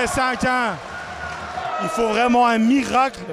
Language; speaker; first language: French; native; French